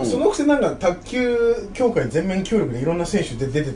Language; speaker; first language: Japanese; native; Japanese